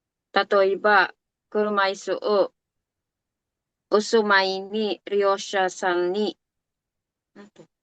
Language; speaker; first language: Japanese; non-native, learner; Filipino